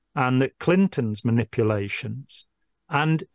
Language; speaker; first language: English; native; English